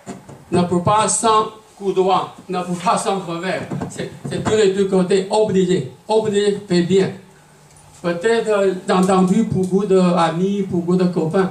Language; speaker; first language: French; non-native, learner; Chinese